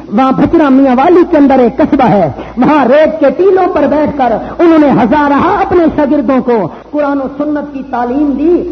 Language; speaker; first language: Urdu; non-native, local second language; Punjabi